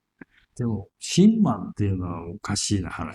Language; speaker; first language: Japanese; native; Japanese